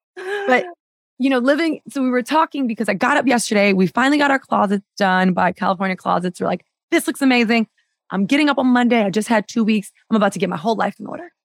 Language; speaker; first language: English; native; English